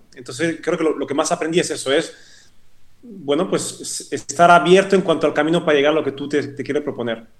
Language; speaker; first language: Spanish; non-native, fluent; French